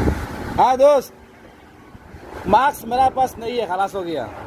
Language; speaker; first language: Hindi; non-native, learner; Bangla